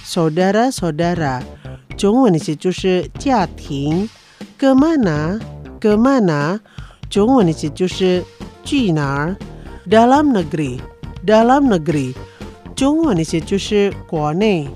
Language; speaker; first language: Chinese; non-native, fluent; Indonesian